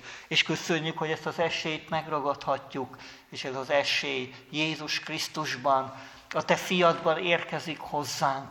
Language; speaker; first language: Hungarian; native; Hungarian